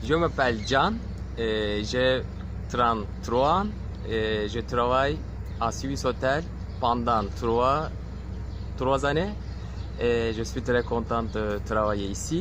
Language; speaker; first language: French; non-native, learner; Turkish